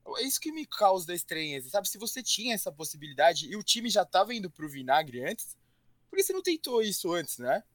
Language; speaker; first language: Portuguese; native; Portuguese